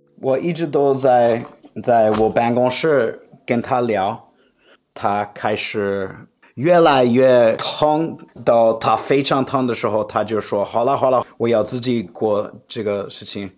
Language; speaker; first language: Chinese; non-native, fluent; English